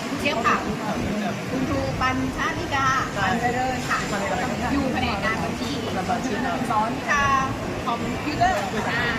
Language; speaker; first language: Thai; native; Thai